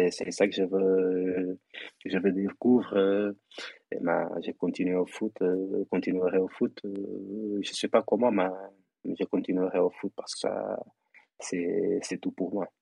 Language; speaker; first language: French; non-native, fluent; Kabuverdianu